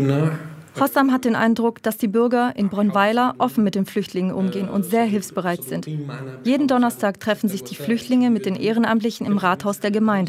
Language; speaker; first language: German; native; German